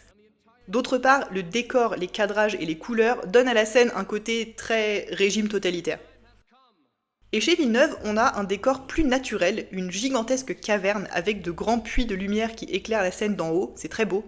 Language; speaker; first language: French; native; French